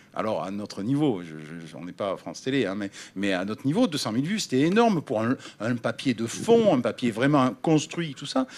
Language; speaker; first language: French; native; French